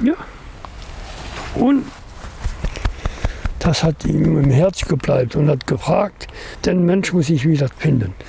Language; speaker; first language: German; non-native, learner; French